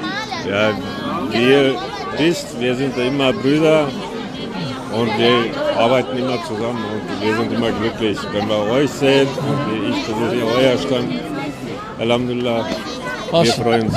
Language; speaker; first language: German; early bilingual, other home language; Turkish